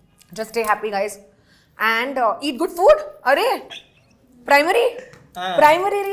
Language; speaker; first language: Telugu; non-native, local second language; Hindi